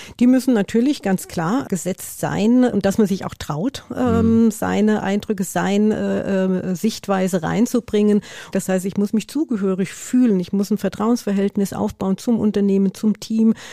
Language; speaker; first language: German; native; German